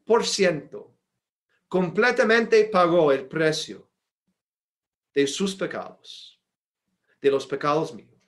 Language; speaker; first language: Spanish; non-native, fluent; English